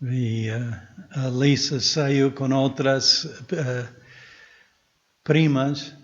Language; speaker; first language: Portuguese; non-native, fluent; English